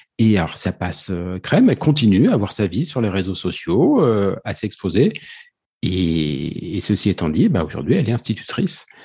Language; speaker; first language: French; native; French